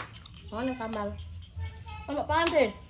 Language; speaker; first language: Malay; non-native, local second language; Javanese